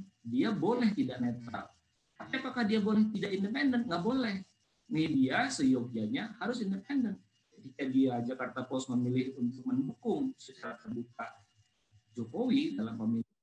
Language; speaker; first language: Indonesian; native; Indonesian